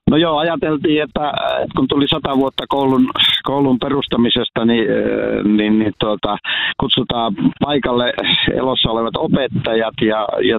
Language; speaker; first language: Finnish; native; Finnish